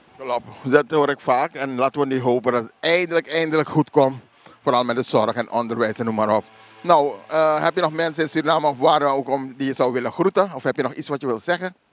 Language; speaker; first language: Dutch; native; Dutch